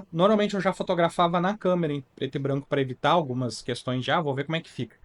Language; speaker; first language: Portuguese; native; Portuguese